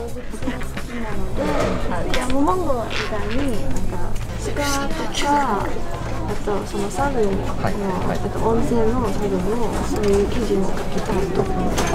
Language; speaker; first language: Japanese; non-native, learner; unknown